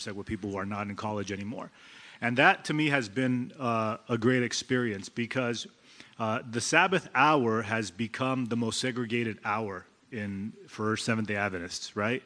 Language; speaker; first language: English; early bilingual, other home language; Spanish